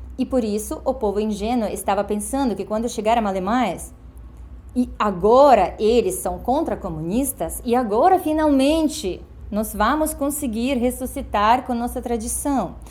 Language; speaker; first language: Portuguese; non-native, fluent; Ukrainian